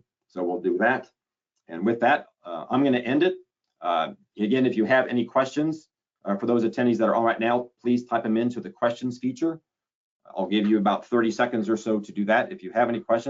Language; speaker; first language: English; native; English